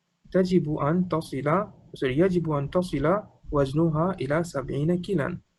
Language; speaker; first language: Arabic; non-native, fluent; English